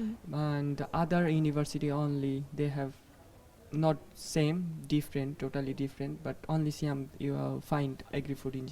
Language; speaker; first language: English; non-native, fluent; Bangla